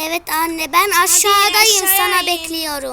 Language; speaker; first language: Turkish; early bilingual, heritage; Turkish